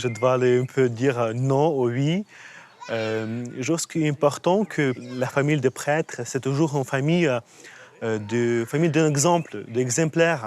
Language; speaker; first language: French; non-native, fluent; Ukrainian